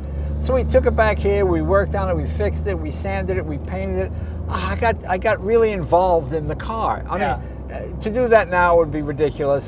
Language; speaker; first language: English; native; English